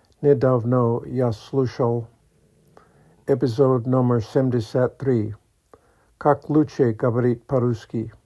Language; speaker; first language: Russian; non-native, learner; English